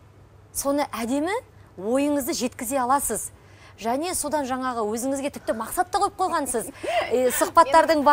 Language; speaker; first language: Kazakh; native; Kazakh